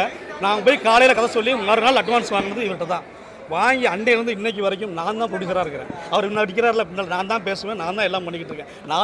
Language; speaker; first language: Tamil; native; Tamil